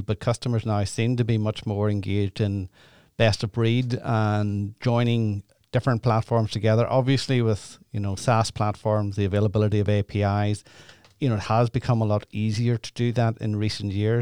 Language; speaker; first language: English; native; English